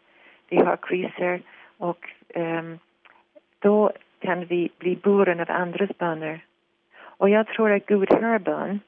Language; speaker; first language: Swedish; non-native, fluent; English